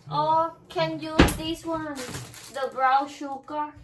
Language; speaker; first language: English; non-native, learner; Thai